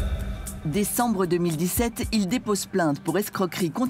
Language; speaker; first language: French; native; French